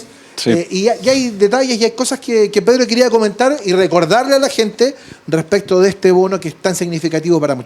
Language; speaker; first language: Spanish; native; Spanish